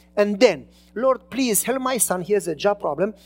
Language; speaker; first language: English; non-native, fluent; Romanian